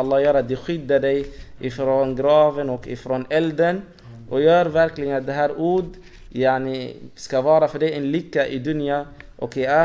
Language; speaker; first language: Swedish; non-native, fluent; Arabic